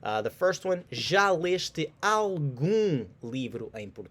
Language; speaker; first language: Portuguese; non-native, fluent; English